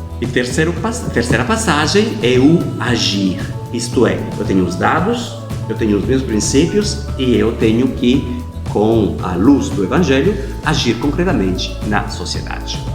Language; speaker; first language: Portuguese; non-native, fluent; Italian